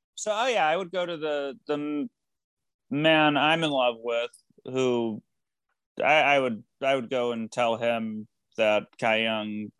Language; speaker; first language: English; native; English